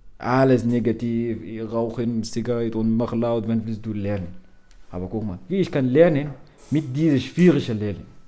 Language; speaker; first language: German; non-native, learner; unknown